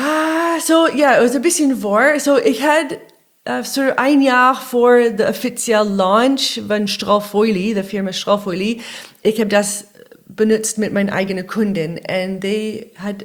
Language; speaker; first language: German; non-native, learner; English